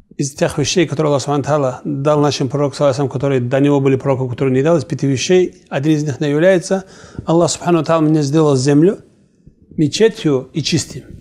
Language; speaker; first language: Russian; non-native, fluent; Kumyk